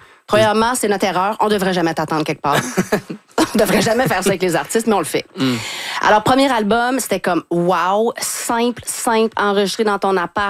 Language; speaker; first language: French; native; French